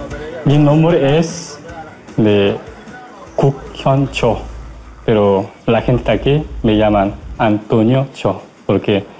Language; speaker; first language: Spanish; non-native, learner; Korean